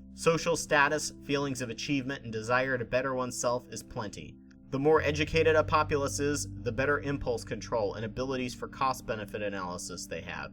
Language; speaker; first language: English; native; English